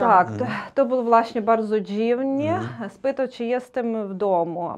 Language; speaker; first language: Ukrainian; native; Ukrainian